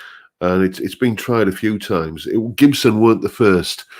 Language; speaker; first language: English; native; English